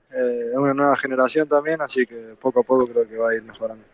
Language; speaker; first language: Spanish; native; Spanish